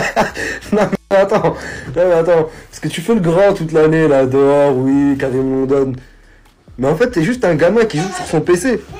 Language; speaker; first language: French; native; French